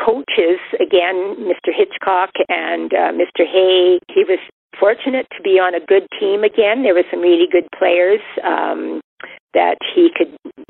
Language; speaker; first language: English; native; English